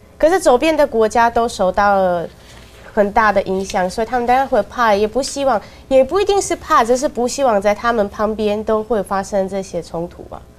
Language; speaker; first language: Chinese; non-native, fluent; Russian